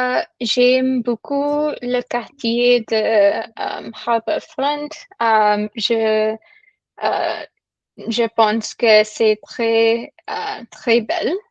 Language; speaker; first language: French; non-native, learner; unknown